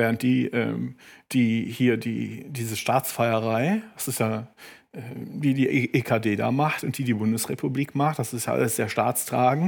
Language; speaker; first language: German; native; German